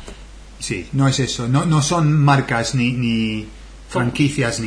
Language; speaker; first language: Spanish; non-native, fluent; English